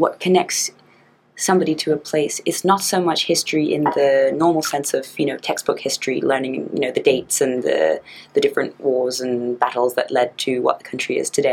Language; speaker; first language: English; native; English